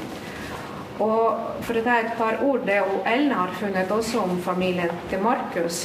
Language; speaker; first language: Norwegian; non-native, fluent; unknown